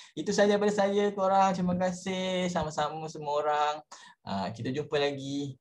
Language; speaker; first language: Malay; native; Malay